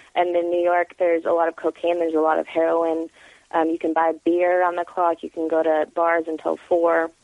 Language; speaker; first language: English; native; English